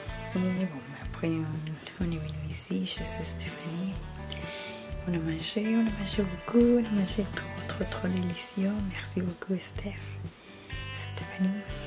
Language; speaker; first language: French; non-native, learner; Spanish